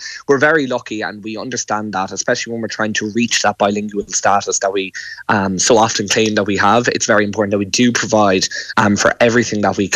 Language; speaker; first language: English; native; English